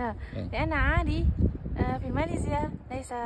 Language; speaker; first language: Arabic; non-native, learner; Malay